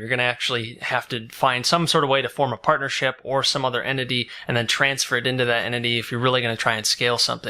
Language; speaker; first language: English; native; English